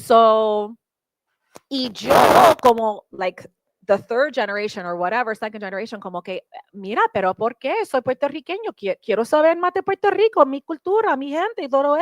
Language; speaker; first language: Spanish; non-native, learner; English